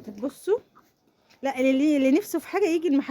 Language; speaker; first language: Arabic; native; Arabic